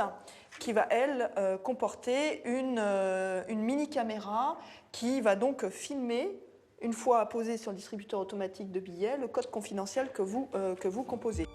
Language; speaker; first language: French; native; French